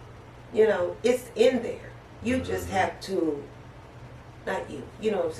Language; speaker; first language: English; native; English